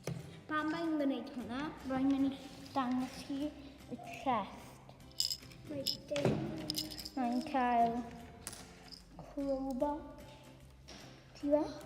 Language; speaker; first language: Welsh; non-native, local second language; English